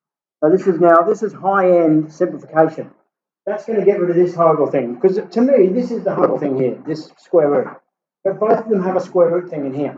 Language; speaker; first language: English; native; English